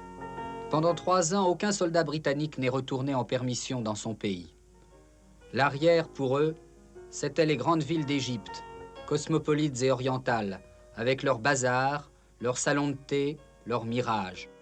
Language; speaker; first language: French; native; French